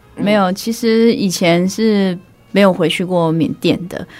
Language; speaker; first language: Chinese; early bilingual, other home language; Burmese